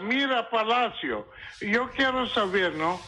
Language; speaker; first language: Spanish; non-native, learner; Papiamento